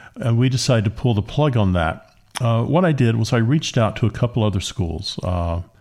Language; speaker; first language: English; native; English